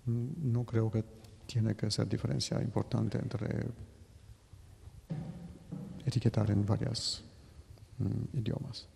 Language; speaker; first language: Spanish; non-native, fluent; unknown